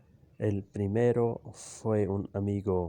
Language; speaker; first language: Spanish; non-native, learner; Urdu